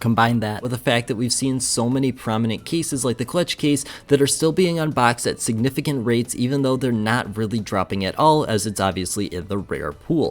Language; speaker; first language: English; native; English